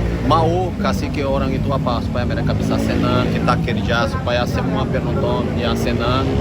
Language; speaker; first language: Indonesian; non-native, fluent; Portuguese